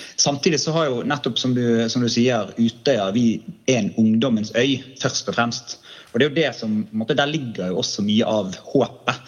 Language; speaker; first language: Norwegian; native; Norwegian